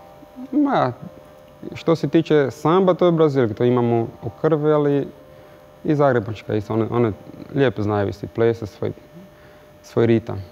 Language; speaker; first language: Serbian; non-native, learner; Portuguese